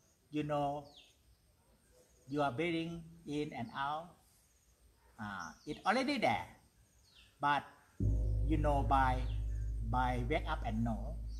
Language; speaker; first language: English; non-native, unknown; Thai